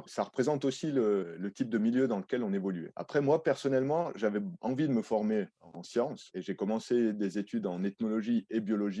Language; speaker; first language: French; native; French